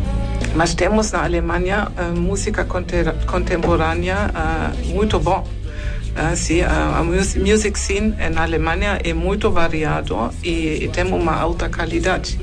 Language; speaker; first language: Portuguese; non-native, fluent; German